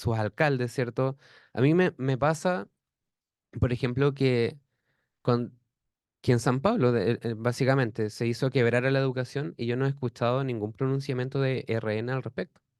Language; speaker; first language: Spanish; native; Spanish